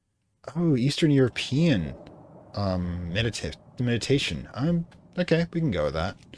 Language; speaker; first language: English; native; English